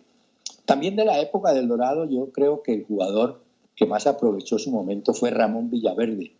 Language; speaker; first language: Spanish; native; Spanish